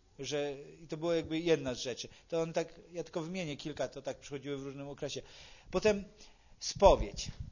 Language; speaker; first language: Polish; native; Polish